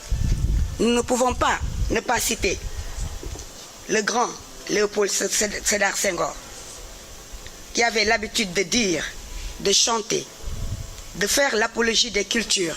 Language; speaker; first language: French; non-native, local second language; Wolof